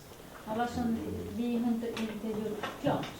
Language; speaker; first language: Swedish; early bilingual, other home language; Spanish